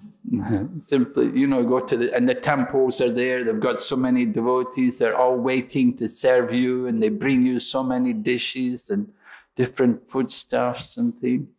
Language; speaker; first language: English; native; English